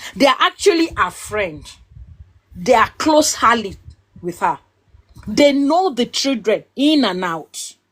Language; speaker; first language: English; non-native, local second language; Yoruba